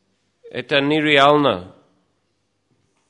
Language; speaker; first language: Russian; non-native, fluent; English